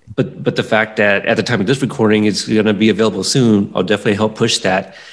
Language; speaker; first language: English; native; English